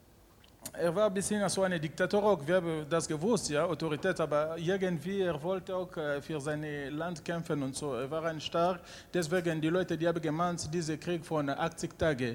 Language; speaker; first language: German; non-native, learner; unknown